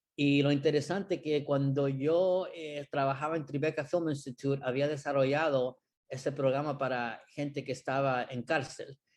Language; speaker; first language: Spanish; early bilingual, heritage; Spanish